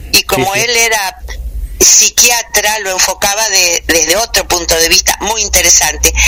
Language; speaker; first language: Spanish; native; Spanish